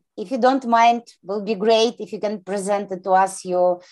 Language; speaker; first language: English; non-native, learner; Ukrainian